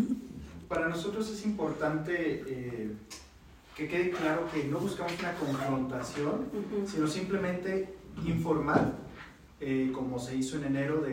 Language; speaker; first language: Spanish; native; Spanish